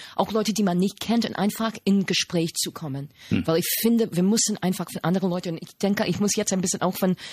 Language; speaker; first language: German; non-native, fluent; English